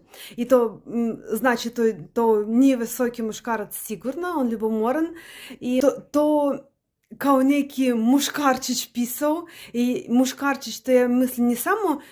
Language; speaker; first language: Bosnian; non-native, learner; Russian